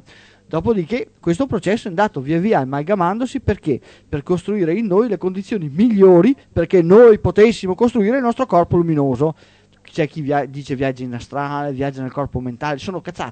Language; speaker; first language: Italian; native; Italian